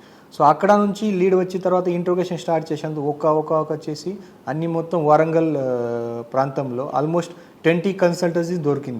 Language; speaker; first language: Telugu; non-native, fluent; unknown